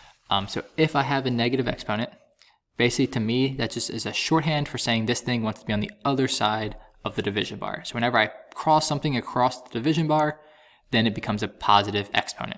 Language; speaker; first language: English; native; English